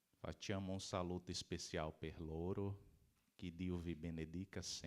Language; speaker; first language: Italian; non-native, learner; Portuguese